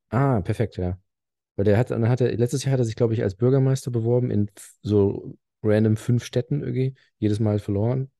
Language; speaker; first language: German; early bilingual, other home language; Arabic